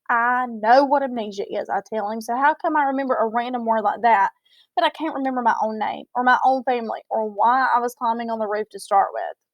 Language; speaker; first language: English; native; English